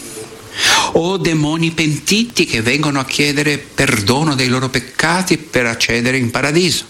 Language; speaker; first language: Italian; non-native, fluent; Portuguese